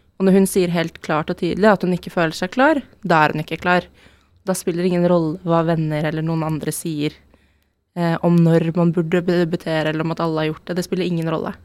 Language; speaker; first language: Norwegian; native; Norwegian